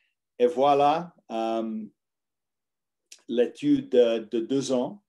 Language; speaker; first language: French; non-native, learner; English